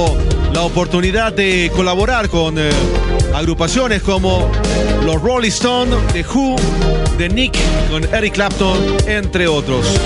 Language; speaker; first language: Spanish; native; Spanish